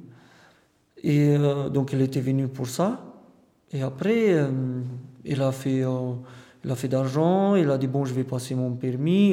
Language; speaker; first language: French; non-native, fluent; Romanian